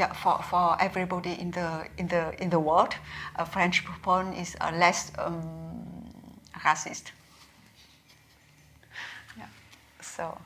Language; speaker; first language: English; non-native, learner; Vietnamese